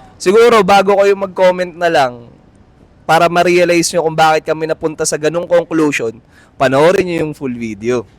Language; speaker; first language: Filipino; native; Filipino